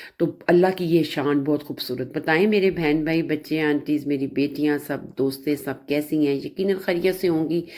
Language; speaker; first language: Urdu; non-native, local second language; Punjabi